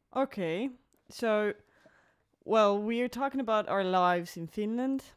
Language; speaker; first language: English; non-native, fluent; Finnish